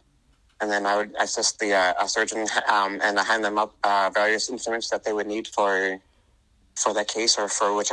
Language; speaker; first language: English; native; English